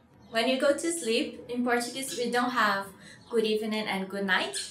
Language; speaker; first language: English; non-native, fluent; Portuguese